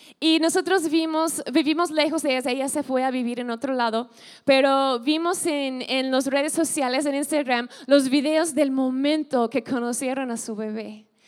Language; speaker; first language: Spanish; non-native, fluent; English